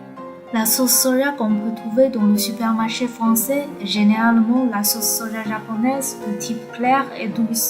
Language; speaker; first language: French; non-native, fluent; Chinese